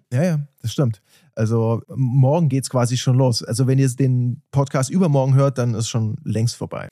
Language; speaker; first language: German; native; German